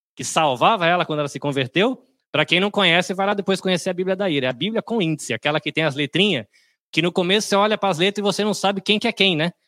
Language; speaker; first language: Portuguese; native; Portuguese